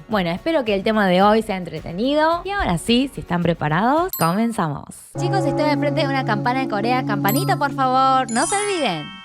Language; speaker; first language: Spanish; early bilingual, other home language; Korean